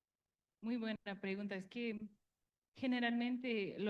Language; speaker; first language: Spanish; non-native, learner; English